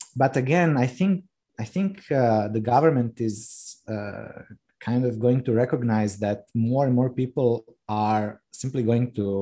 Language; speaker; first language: English; non-native, fluent; Croatian